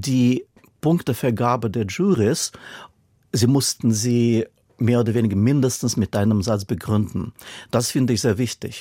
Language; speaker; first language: German; non-native, fluent; Russian